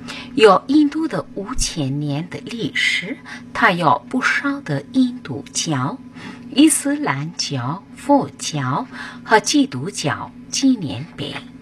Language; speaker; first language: Chinese; non-native, learner; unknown